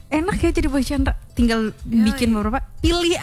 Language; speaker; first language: Indonesian; native; Indonesian